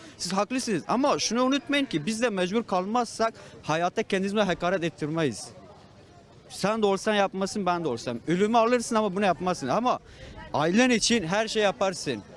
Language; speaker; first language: Turkish; non-native, fluent; Persian